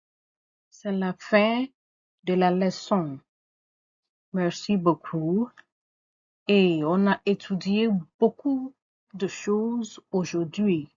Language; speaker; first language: French; non-native, fluent; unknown